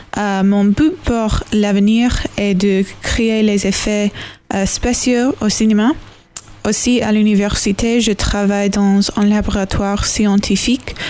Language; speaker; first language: French; non-native, learner; English